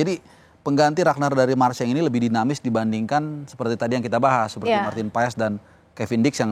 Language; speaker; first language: Indonesian; native; Indonesian